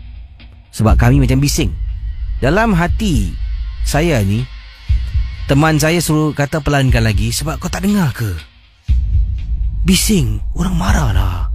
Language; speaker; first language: Malay; native; Malay